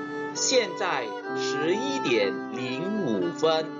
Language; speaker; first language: Chinese; non-native, fluent; Indonesian